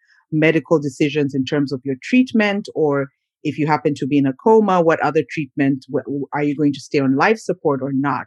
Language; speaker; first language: English; non-native, local second language; Ganda